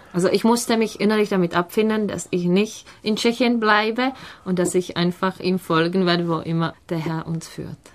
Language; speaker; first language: German; non-native, fluent; Czech